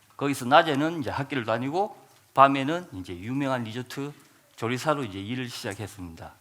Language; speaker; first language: Korean; native; Korean